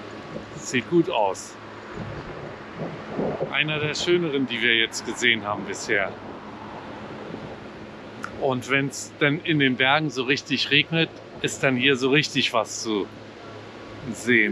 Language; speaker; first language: German; native; German